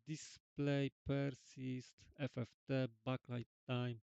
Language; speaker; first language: English; non-native, learner; Polish